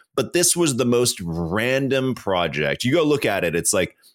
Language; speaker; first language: English; native; English